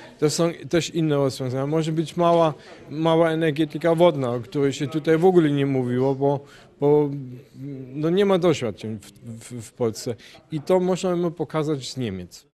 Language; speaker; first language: Polish; non-native, fluent; German